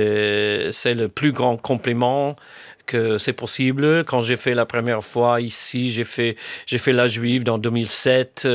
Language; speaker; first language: French; non-native, fluent; English